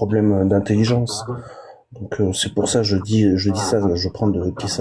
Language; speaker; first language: French; native; French